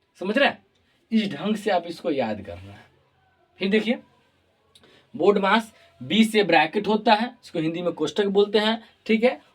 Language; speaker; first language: Hindi; native; Hindi